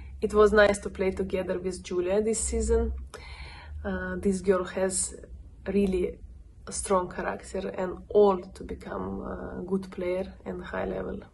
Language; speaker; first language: English; non-native, learner; Russian